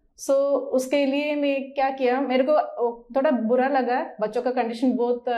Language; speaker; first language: Hindi; non-native, local second language; Malayalam